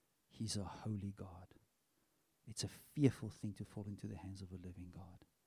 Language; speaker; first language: English; non-native, local second language; Afrikaans